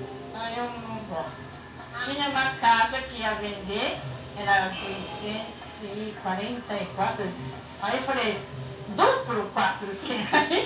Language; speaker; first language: Portuguese; non-native, learner; Japanese